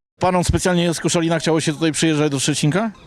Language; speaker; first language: Polish; native; Polish